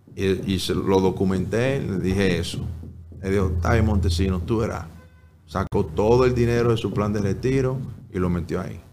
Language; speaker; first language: Spanish; early bilingual, heritage; Spanish